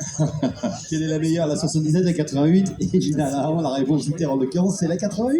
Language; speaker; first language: French; native; French